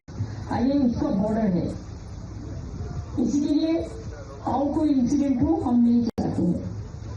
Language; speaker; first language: Hindi; non-native, local second language; Bangla